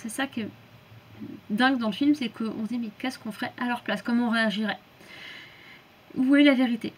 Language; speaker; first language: French; native; French